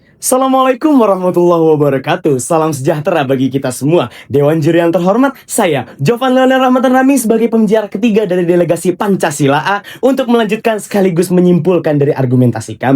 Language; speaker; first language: Indonesian; native; Indonesian